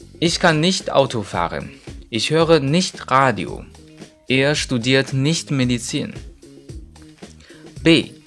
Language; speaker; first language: German; non-native, fluent; Chinese